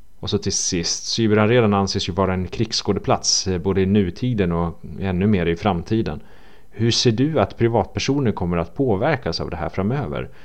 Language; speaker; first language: Swedish; native; Swedish